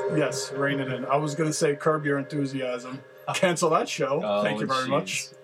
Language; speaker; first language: English; native; English